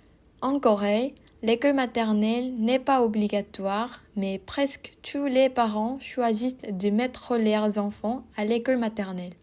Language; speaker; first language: French; non-native, fluent; Korean